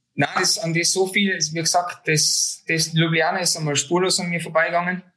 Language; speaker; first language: German; native; German